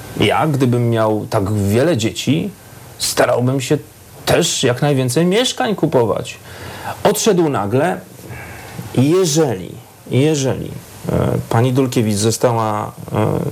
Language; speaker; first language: Polish; native; Polish